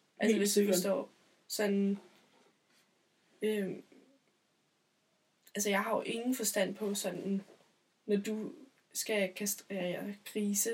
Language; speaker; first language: Danish; native; Danish